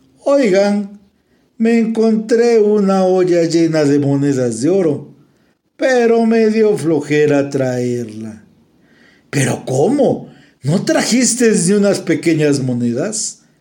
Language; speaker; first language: Spanish; native; Spanish